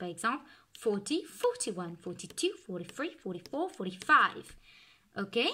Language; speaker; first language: French; non-native, local second language; Morisyen